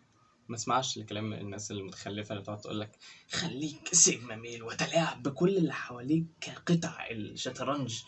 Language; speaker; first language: Arabic; native; Arabic